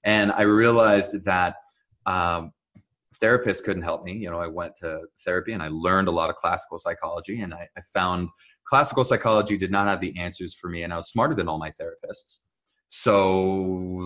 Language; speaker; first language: English; early bilingual, other home language; Hebrew